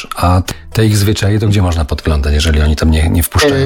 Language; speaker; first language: Polish; native; Polish